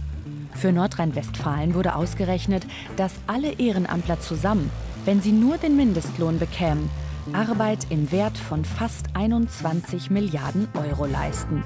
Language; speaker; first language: German; native; German